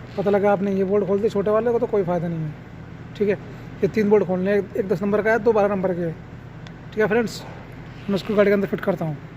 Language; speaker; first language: Hindi; native; Hindi